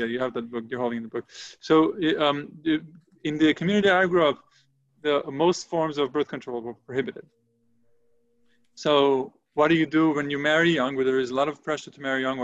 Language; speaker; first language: English; non-native, fluent; Hebrew